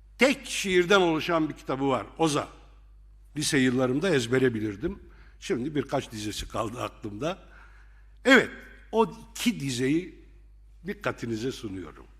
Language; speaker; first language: Turkish; non-native, local second language; Arabic